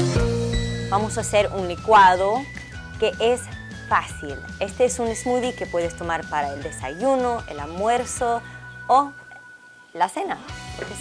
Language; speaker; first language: Spanish; early bilingual, heritage; English